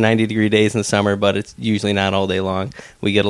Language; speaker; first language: English; native; English